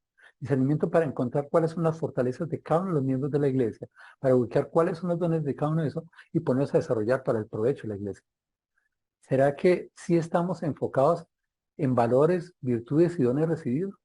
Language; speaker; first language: Spanish; native; Spanish